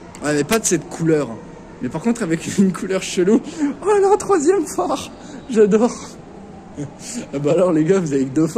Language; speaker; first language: French; native; French